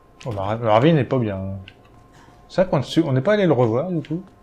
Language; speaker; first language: French; native; French